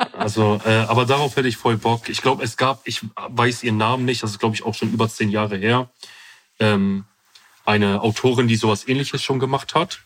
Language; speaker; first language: German; early bilingual, other home language; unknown